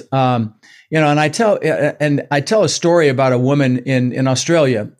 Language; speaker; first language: English; early bilingual, other home language; Dutch